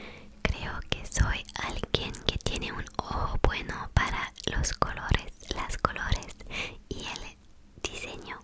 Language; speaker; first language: Spanish; non-native, fluent; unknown